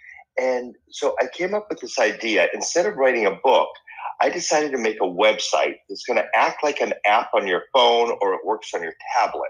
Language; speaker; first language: English; early bilingual, other home language; Spanish